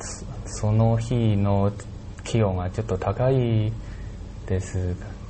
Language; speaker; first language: Japanese; non-native, learner; Chinese